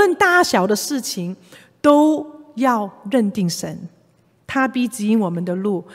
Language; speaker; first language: Chinese; non-native, local second language; Cantonese